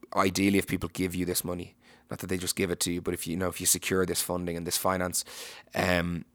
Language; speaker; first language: English; native; English